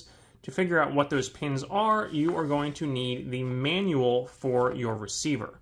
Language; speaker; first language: English; native; English